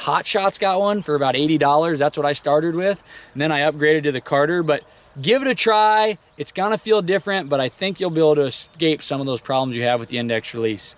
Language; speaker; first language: English; native; English